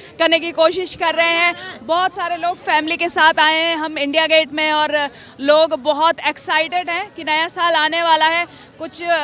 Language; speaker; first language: Hindi; native; Hindi